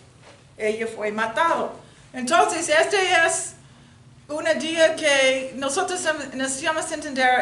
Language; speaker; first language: Spanish; non-native, learner; English